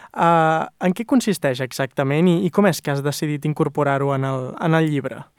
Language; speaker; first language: Catalan; native; Catalan